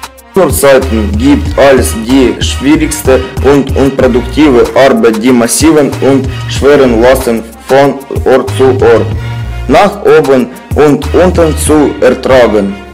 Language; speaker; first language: German; non-native, learner; Russian